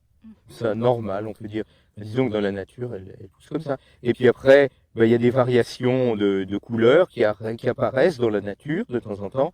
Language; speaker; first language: French; native; French